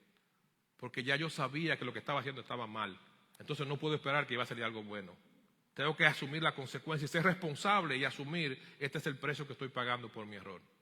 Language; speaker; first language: Spanish; native; Spanish